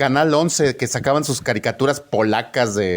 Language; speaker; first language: Spanish; native; Spanish